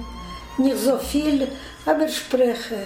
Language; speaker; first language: German; non-native, learner; Russian